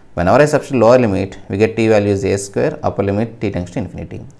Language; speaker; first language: English; non-native, local second language; Telugu